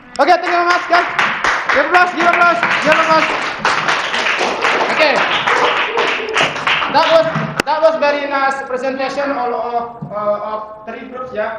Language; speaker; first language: English; non-native, fluent; Indonesian